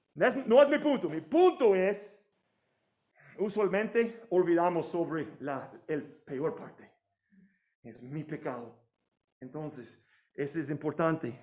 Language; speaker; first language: Spanish; non-native, fluent; English